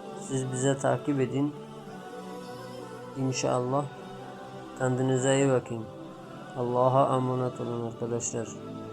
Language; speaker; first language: Turkish; non-native, fluent; Tajik